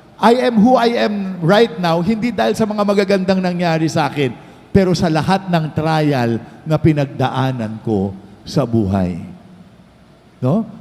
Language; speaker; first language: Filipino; native; Filipino